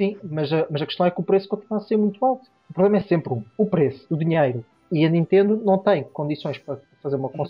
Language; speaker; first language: Portuguese; native; Portuguese